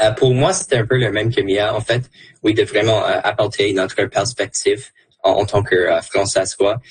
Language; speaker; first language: French; non-native, local second language; English